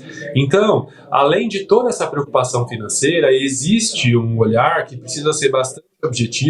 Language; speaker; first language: Portuguese; native; Portuguese